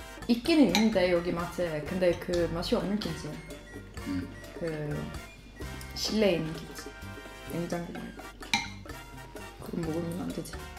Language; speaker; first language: Korean; non-native, fluent; Swedish